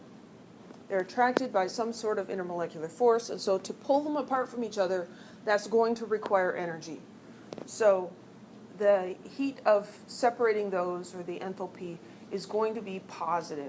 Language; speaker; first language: English; native; English